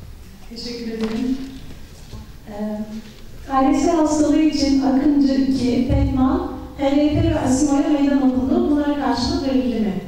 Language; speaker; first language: Turkish; native; Turkish